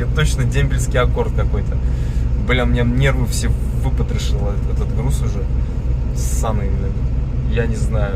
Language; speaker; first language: Russian; native; Russian